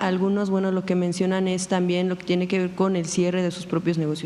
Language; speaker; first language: Spanish; native; Spanish